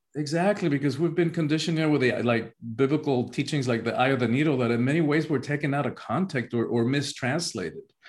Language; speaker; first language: English; early bilingual, other home language; Spanish